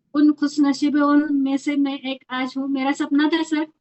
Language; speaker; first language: Hindi; non-native, local second language; Marathi